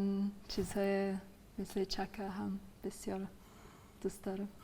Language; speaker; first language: Persian; non-native, fluent; English